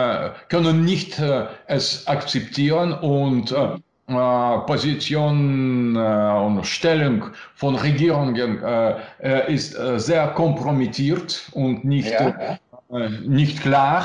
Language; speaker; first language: German; non-native, learner; Russian